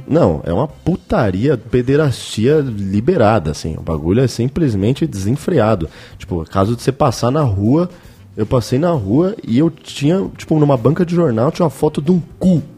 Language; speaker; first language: Portuguese; native; Portuguese